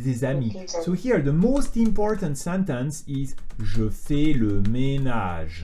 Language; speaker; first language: French; native; French